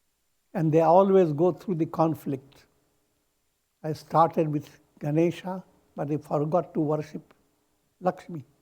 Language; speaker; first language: English; non-native, local second language; Hindi